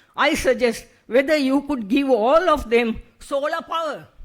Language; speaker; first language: English; non-native, local second language; Sinhala